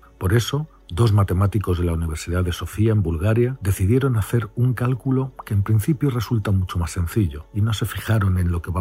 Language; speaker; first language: Spanish; native; Spanish